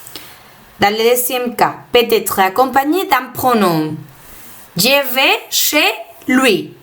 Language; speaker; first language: French; non-native, fluent; Spanish